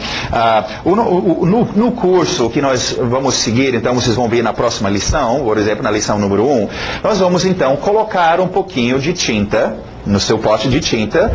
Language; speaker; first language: Portuguese; native; Portuguese